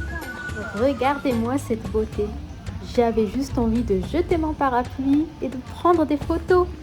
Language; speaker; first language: French; non-native, local second language; Arabic